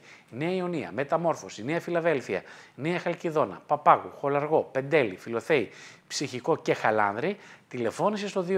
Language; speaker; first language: Greek; native; Greek